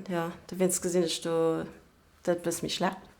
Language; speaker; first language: German; non-native, local second language; Luxembourgish